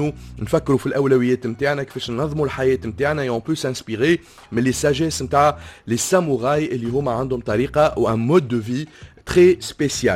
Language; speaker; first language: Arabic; native; Arabic